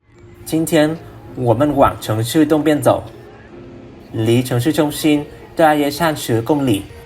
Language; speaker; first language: Chinese; non-native, learner; Vietnamese